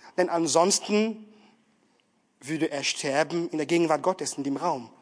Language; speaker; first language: German; non-native, fluent; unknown